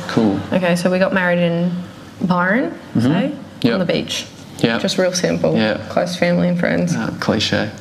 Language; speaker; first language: English; native; English